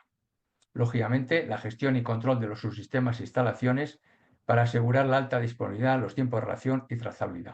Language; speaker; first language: Spanish; native; Spanish